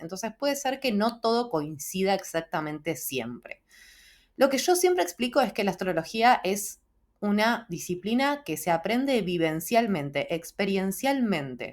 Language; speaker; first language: Spanish; native; Spanish